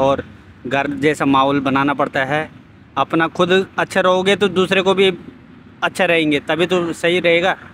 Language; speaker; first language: Hindi; native; Hindi